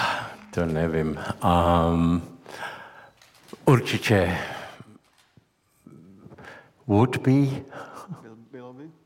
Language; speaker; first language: Czech; non-native, learner; English